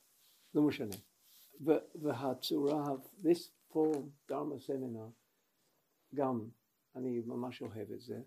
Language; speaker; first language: Hebrew; non-native, fluent; English